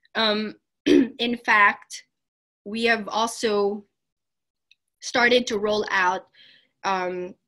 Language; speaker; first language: English; non-native, local second language; Filipino